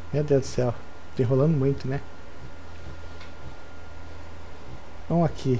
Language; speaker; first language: Portuguese; native; Portuguese